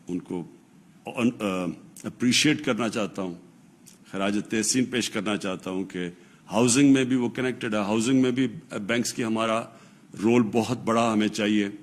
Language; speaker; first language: Urdu; native; Urdu